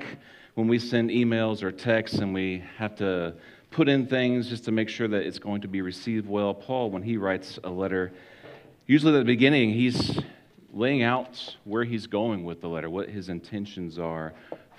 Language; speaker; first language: English; native; English